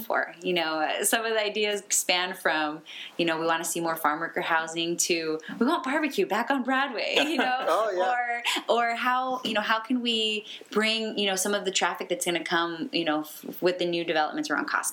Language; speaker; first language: English; native; English